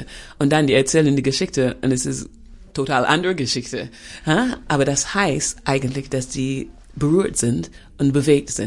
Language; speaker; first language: German; non-native, fluent; English